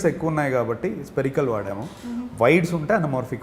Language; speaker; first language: Telugu; native; Telugu